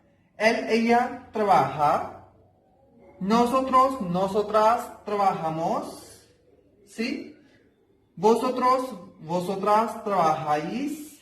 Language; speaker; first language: Spanish; non-native, fluent; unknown